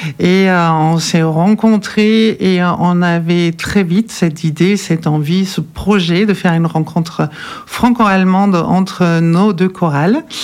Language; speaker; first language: French; non-native, fluent; German